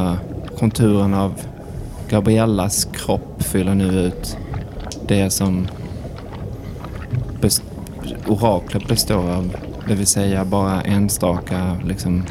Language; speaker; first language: Swedish; native; Swedish